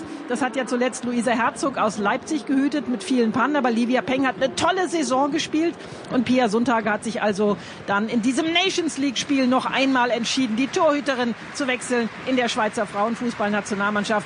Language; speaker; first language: German; native; German